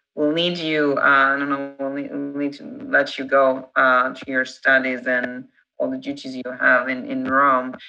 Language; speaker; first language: English; non-native, fluent; Italian